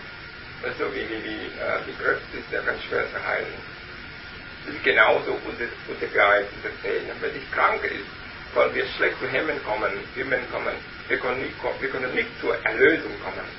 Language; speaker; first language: German; non-native, learner; Vietnamese